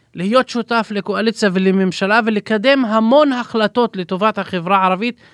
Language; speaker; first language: Hebrew; non-native, local second language; Arabic